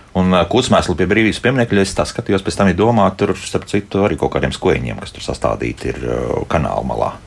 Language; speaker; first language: Latvian; native; Latvian